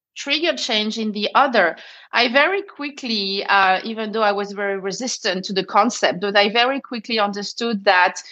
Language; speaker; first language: English; non-native, fluent; French